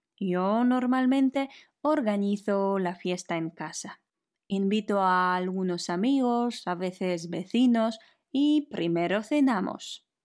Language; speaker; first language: Spanish; non-native, fluent; Polish